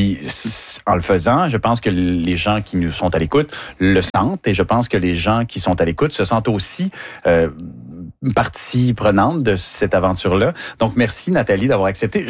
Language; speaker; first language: French; native; French